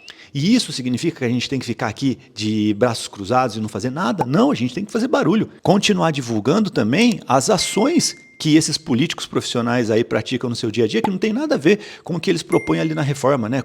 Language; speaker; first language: Portuguese; native; Portuguese